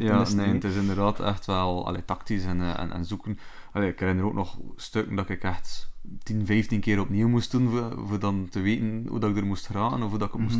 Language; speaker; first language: Dutch; native; Dutch